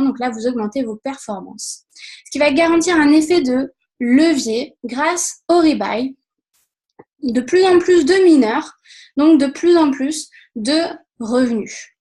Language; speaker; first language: French; native; French